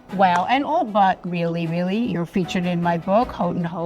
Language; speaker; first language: English; native; English